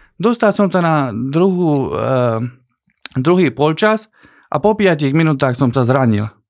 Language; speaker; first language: Slovak; non-native, local second language; Hungarian